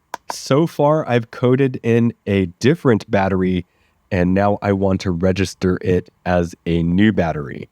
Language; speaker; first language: English; native; English